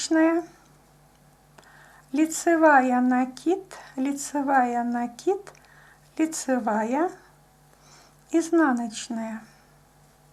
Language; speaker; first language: Russian; native; Russian